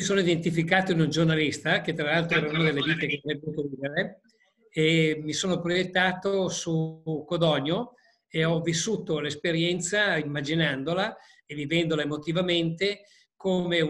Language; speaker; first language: Italian; native; Italian